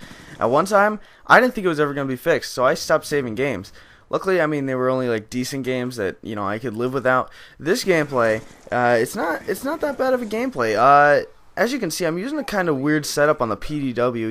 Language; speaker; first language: English; native; English